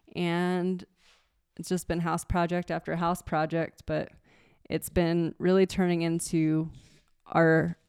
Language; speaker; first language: English; native; English